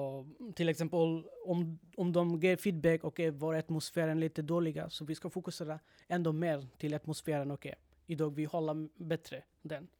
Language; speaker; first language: Swedish; non-native, learner; Bangla